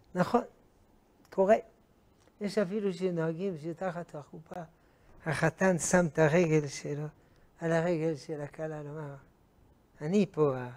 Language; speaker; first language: Hebrew; non-native, fluent; French